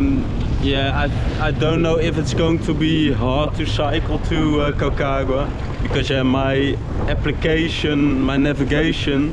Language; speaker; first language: English; non-native, fluent; Dutch